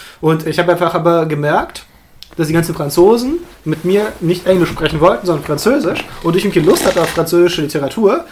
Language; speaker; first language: German; early bilingual, other home language; Russian